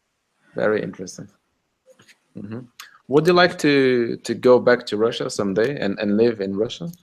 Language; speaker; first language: English; non-native, fluent; Russian